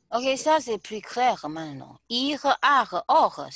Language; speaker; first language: French; non-native, learner; Chinese